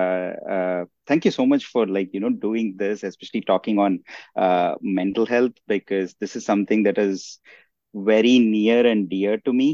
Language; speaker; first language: English; non-native, local second language; Tamil